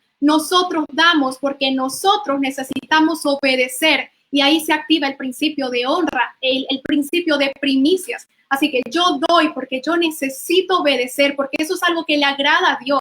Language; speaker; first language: Spanish; native; Spanish